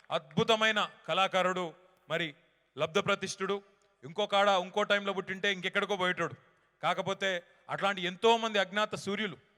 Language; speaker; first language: Telugu; native; Telugu